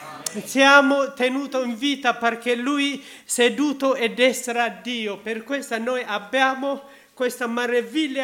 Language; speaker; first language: Italian; non-native, learner; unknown